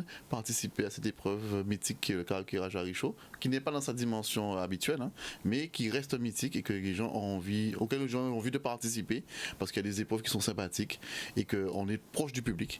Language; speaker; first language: French; native; French